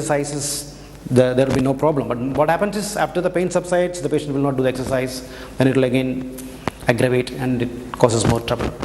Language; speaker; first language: English; non-native, local second language; Malayalam